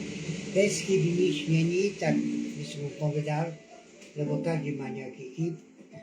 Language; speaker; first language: Slovak; non-native, local second language; Hungarian